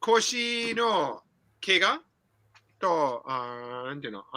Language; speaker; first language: Japanese; non-native, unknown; English